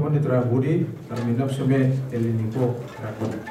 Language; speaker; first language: Greek; non-native, learner; Indonesian